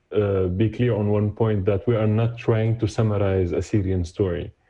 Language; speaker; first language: English; non-native, fluent; Arabic